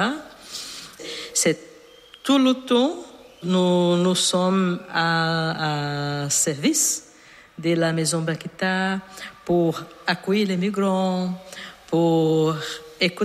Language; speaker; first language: French; non-native, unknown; Portuguese